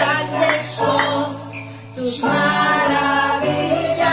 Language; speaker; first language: Spanish; native; Spanish